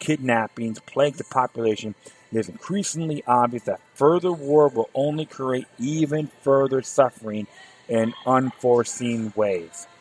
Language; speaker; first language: English; native; English